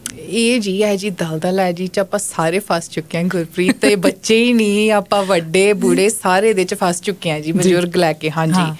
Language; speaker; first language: Punjabi; native; Punjabi